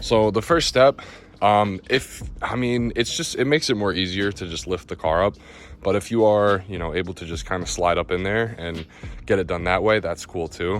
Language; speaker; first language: English; native; English